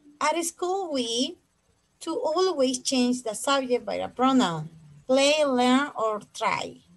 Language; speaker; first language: English; non-native, fluent; Spanish